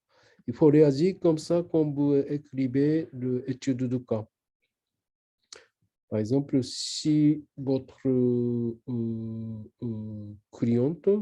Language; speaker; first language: French; non-native, learner; Japanese